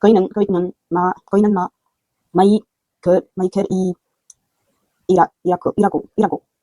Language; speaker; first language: Korean; non-native, learner; French